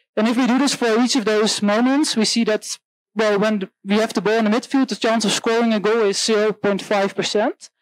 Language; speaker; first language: English; non-native, fluent; Dutch